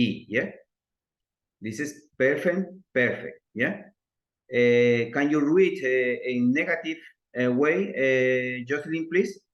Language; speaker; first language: English; non-native, learner; Spanish